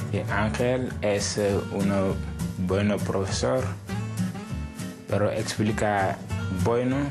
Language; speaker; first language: Spanish; non-native, learner; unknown